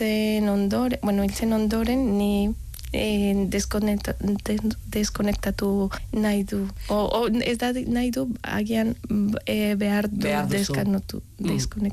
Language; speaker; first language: Basque; non-native, learner; Spanish